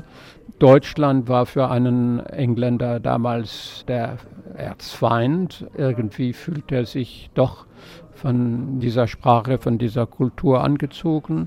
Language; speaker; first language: German; non-native, fluent; French